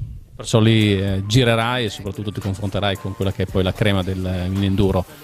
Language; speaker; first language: Italian; native; Italian